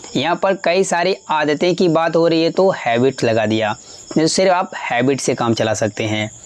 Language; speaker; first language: Hindi; native; Hindi